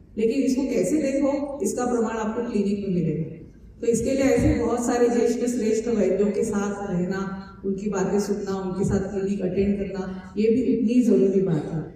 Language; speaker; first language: Hindi; non-native, local second language; Marathi